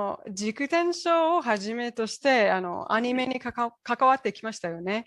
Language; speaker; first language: Japanese; non-native, fluent; English